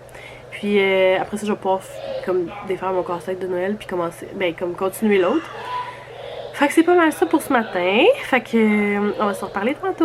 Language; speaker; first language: French; native; French